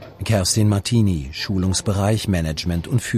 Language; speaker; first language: German; native; German